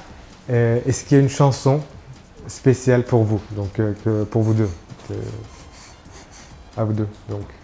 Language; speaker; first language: French; non-native, fluent; Turkish